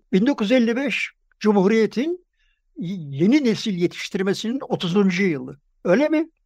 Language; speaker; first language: Turkish; native; Turkish